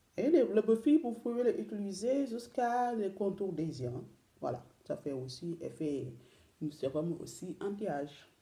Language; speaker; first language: French; non-native, local second language; Wolof